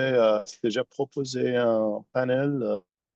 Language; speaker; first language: French; non-native, fluent; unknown